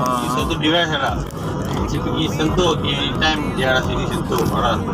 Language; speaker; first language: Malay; non-native, learner; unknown